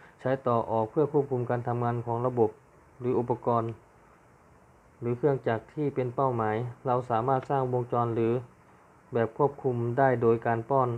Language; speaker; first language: Thai; native; Thai